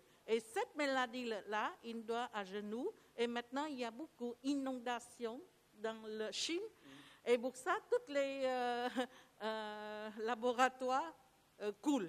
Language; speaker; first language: French; non-native, learner; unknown